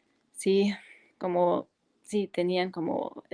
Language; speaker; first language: Spanish; non-native, fluent; German